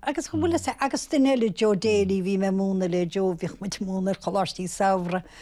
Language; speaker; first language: Irish; native; Irish